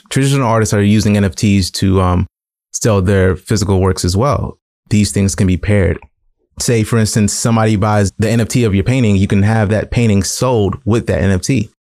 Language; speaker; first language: English; native; English